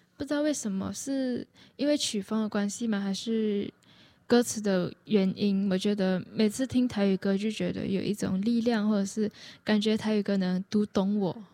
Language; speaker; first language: Chinese; native; Chinese